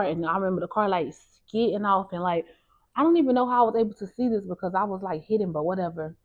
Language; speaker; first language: English; native; English